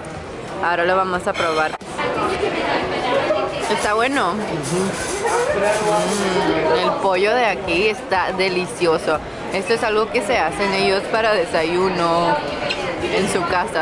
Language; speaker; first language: Spanish; non-native, fluent; Croatian